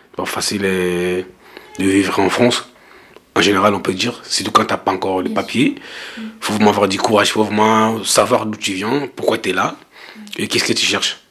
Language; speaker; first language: French; non-native, local second language; Lingala